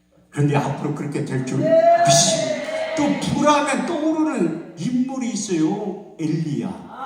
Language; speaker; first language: Korean; native; Korean